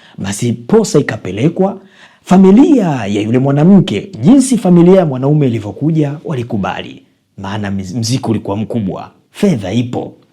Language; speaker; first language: Swahili; native; Swahili